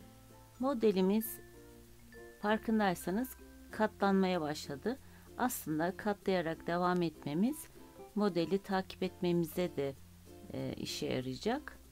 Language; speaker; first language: Turkish; native; Turkish